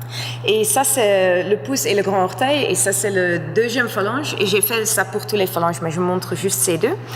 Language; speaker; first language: French; non-native, fluent; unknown